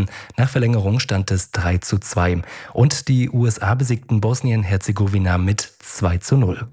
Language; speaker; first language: German; native; German